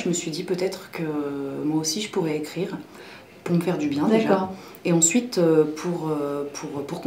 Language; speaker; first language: French; native; French